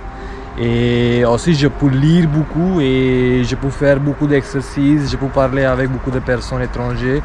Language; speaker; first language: French; non-native, learner; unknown